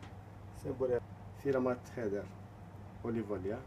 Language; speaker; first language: Swedish; non-native, fluent; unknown